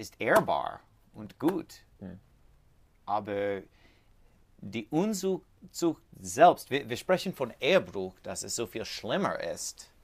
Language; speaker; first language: German; non-native, learner; English